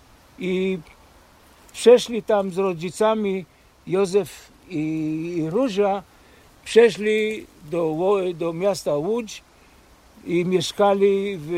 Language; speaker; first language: Polish; early bilingual, heritage; Polish